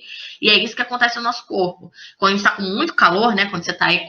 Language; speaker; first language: Portuguese; native; Portuguese